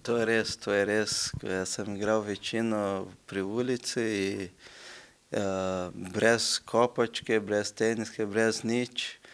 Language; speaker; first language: Slovenian; non-native, learner; Portuguese